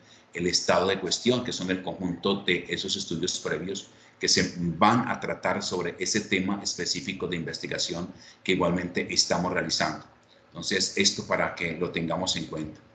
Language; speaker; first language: Spanish; native; Spanish